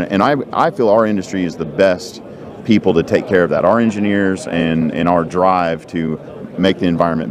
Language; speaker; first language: English; native; English